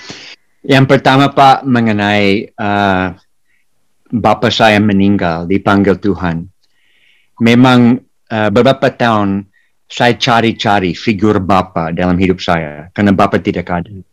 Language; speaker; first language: Indonesian; non-native, fluent; English